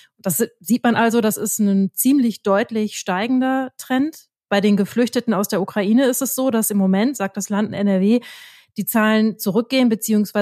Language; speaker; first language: German; native; German